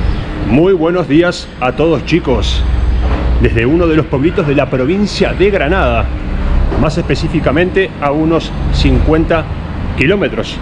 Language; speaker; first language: Spanish; native; Spanish